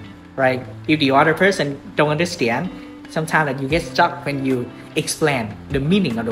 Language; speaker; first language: English; non-native, fluent; Vietnamese